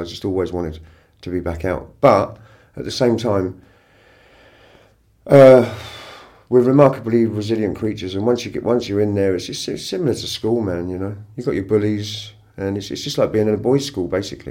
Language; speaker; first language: English; native; English